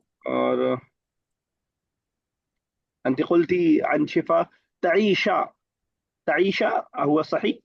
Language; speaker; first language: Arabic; non-native, fluent; Urdu